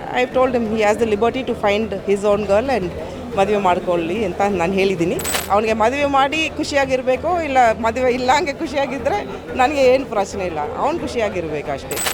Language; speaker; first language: Kannada; non-native, fluent; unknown